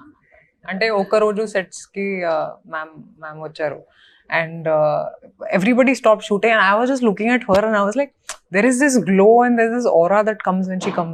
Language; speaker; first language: Telugu; non-native, fluent; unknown